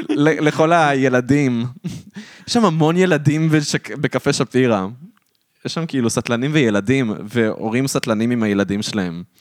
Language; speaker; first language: Hebrew; native; Hebrew